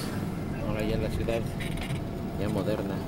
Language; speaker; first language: Spanish; native; Spanish